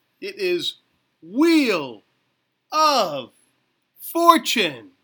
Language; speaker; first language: English; native; English